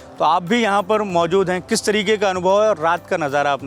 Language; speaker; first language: Hindi; native; Hindi